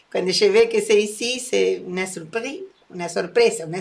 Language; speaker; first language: Spanish; native; Spanish